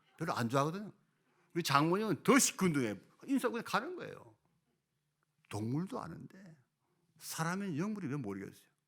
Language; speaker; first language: Korean; native; Korean